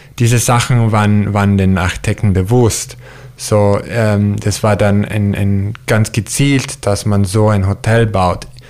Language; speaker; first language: German; early bilingual, heritage; German